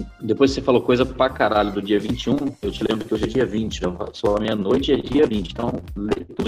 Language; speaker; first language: Portuguese; native; Portuguese